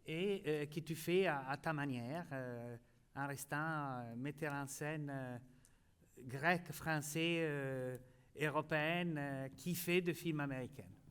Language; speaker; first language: French; non-native, fluent; Italian